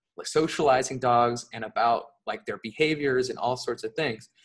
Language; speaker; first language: English; native; English